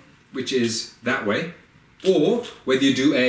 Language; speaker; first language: English; native; English